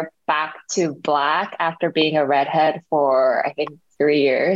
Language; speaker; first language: English; native; English